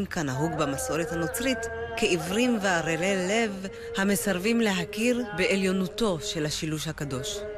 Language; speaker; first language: Hebrew; native; Hebrew